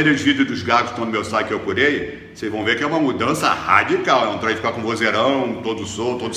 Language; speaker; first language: Portuguese; native; Portuguese